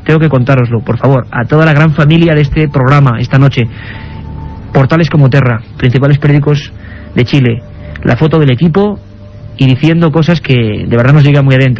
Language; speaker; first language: Spanish; native; Spanish